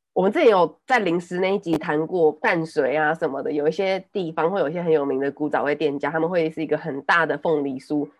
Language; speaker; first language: Chinese; non-native, local second language; Min Nan Chinese